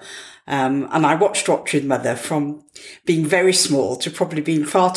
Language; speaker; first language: English; native; English